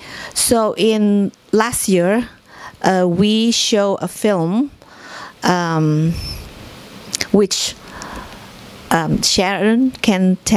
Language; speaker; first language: English; non-native, fluent; Indonesian